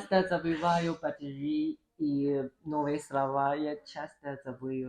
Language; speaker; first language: Russian; non-native, learner; Chinese